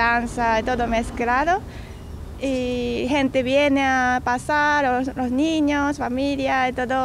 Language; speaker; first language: Spanish; non-native, learner; Japanese